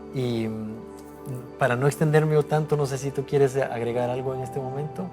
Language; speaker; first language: Spanish; native; Spanish